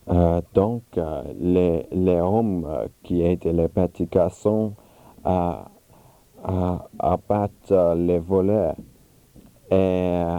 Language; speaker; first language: French; non-native, learner; English